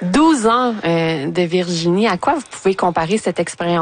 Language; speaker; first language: French; native; French